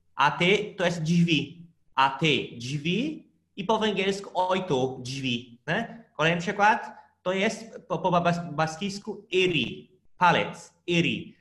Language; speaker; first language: Polish; non-native, fluent; Portuguese